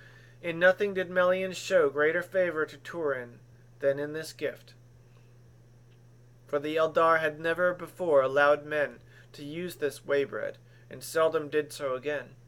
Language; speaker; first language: English; native; English